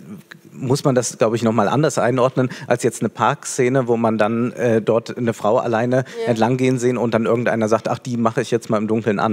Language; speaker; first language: German; native; German